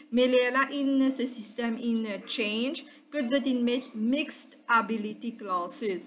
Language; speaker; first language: French; non-native, local second language; Morisyen